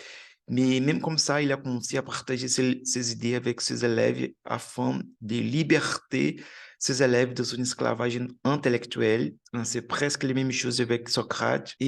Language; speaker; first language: French; non-native, learner; Portuguese